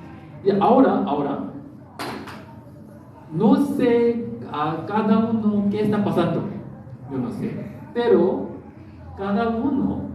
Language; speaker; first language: Spanish; non-native, learner; Korean